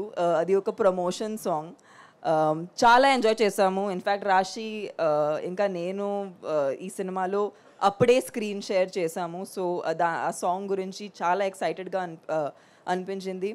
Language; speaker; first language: Telugu; non-native, fluent; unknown